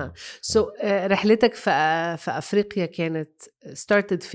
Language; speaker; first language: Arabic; native; Arabic